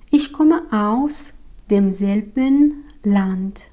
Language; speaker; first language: German; non-native, fluent; Persian